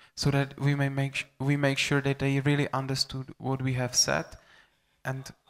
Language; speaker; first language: English; non-native, fluent; Czech